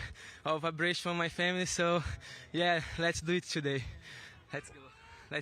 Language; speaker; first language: English; non-native, learner; Portuguese